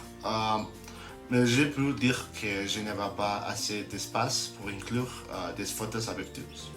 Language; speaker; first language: French; non-native, learner; Spanish